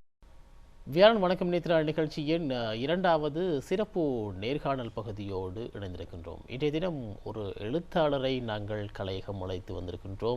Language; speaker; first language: Tamil; native; Tamil